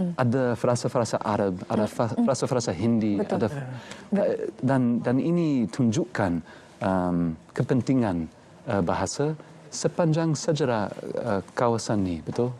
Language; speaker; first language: Malay; non-native, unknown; English